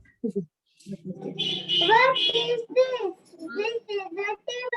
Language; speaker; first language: English; non-native, learner; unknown